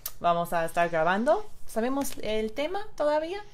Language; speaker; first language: Spanish; non-native, fluent; English